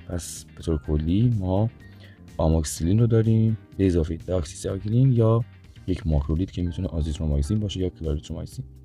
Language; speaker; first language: Persian; native; Persian